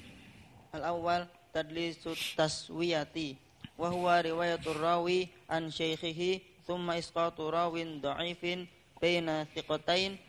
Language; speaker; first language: Arabic; non-native, learner; Indonesian